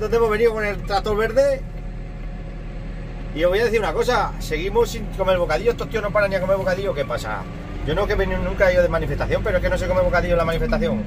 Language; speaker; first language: Spanish; native; Spanish